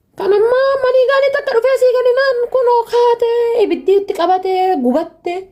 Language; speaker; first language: Oromo; early bilingual, heritage; Oromo